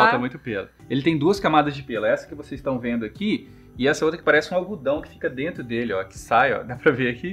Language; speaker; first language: Portuguese; native; Portuguese